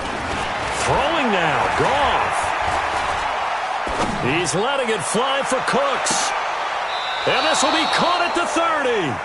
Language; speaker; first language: English; native; English